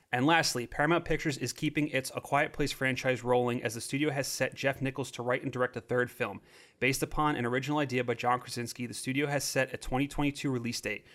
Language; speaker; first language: English; native; English